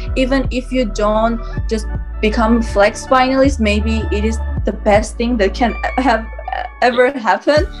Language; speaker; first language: English; non-native, fluent; Armenian